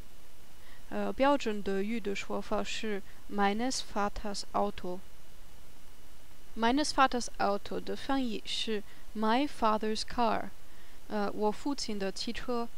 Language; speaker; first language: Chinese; non-native, learner; German